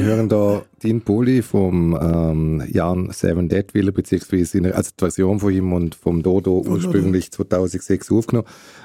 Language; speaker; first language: German; native; German